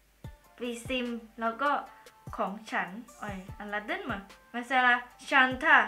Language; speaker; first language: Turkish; non-native, learner; Thai